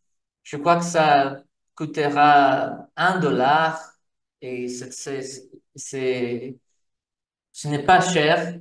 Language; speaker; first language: French; non-native, fluent; Portuguese